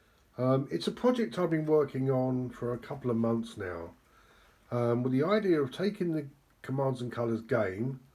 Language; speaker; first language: English; native; English